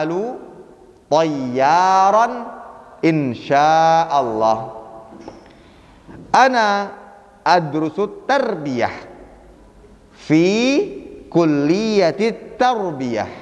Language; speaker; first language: Arabic; non-native, fluent; Indonesian